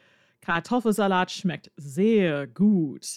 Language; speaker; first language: German; non-native, fluent; English